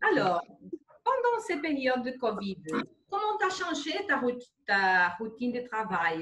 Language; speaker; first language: French; non-native, learner; Spanish